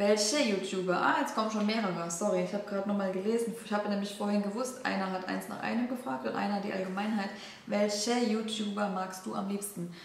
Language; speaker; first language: German; native; German